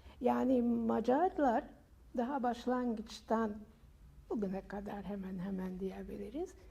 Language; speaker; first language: Turkish; non-native, fluent; Hungarian